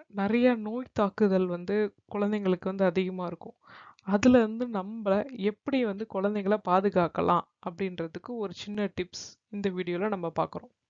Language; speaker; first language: Tamil; native; Tamil